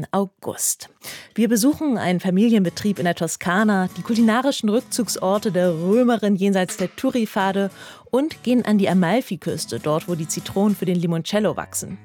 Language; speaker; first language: German; native; German